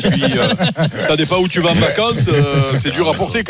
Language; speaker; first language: French; native; French